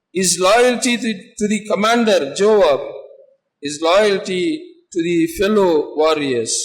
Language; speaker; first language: English; non-native, local second language; Tamil